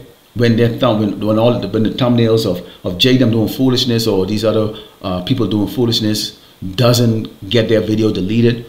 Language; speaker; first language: English; native; English